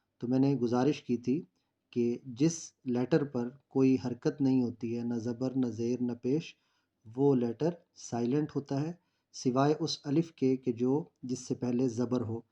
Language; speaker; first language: Urdu; native; Urdu